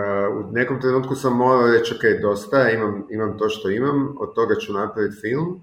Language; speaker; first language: Serbian; native; Serbian